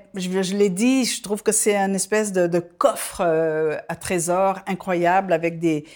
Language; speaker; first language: French; non-native, fluent; Dutch